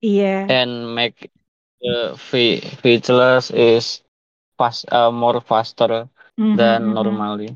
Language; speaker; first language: English; non-native, learner; Indonesian